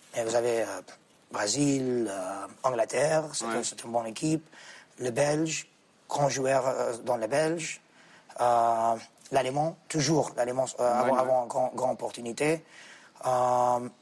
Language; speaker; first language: French; non-native, fluent; Arabic